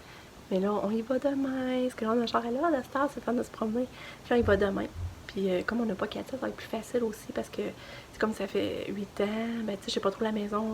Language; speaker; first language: French; native; French